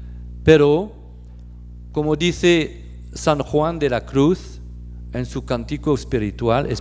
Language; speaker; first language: Spanish; non-native, fluent; French